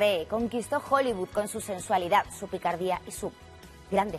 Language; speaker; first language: Spanish; native; Spanish